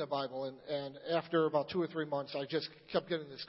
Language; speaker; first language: English; native; English